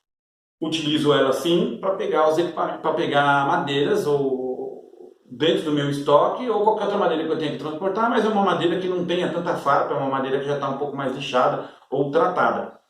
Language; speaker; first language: Portuguese; native; Portuguese